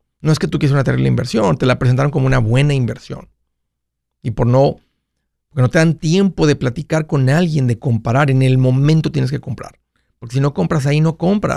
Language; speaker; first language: Spanish; native; Spanish